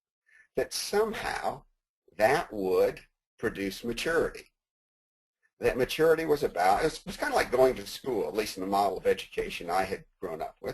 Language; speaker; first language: English; native; English